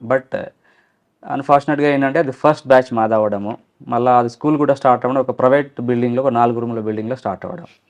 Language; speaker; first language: Telugu; non-native, local second language; Lambadi